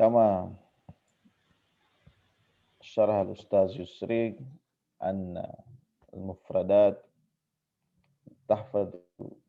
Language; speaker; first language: Arabic; non-native, fluent; Indonesian